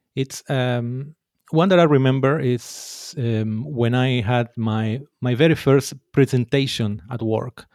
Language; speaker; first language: English; non-native, fluent; Spanish